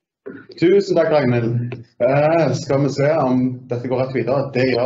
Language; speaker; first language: Norwegian; native; Norwegian